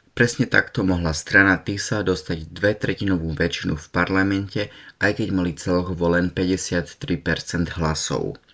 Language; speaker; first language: Slovak; early bilingual, heritage; Slovak